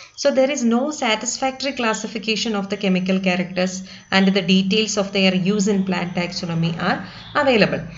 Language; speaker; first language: English; non-native, local second language; Malayalam